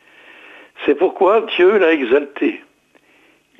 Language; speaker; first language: French; native; French